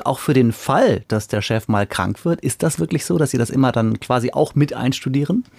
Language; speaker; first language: German; native; German